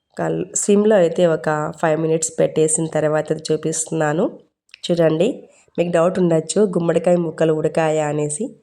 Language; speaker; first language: Telugu; non-native, local second language; Urdu